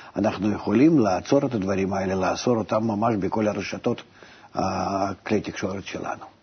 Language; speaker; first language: Hebrew; native; Hebrew